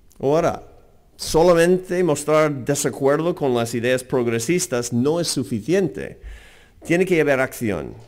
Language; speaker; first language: Spanish; non-native, fluent; English